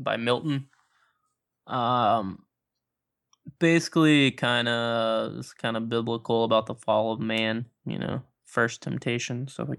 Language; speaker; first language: English; native; English